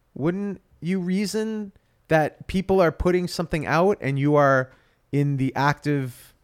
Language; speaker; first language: English; native; English